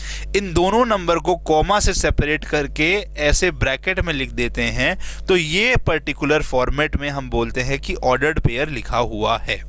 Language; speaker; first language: Hindi; native; Hindi